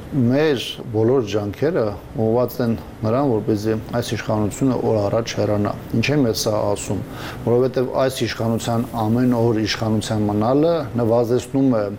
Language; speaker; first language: Armenian; native; Armenian